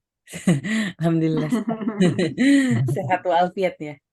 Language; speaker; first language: Indonesian; native; Indonesian